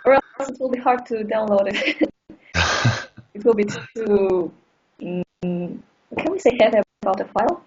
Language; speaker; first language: English; non-native, fluent; Russian